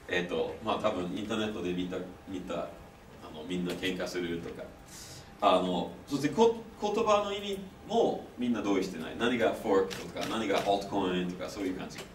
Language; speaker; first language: Japanese; non-native, fluent; English